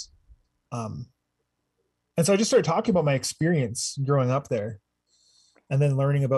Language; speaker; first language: English; native; English